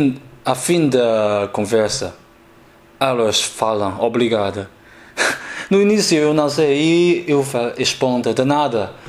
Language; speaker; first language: Portuguese; non-native, learner; Chinese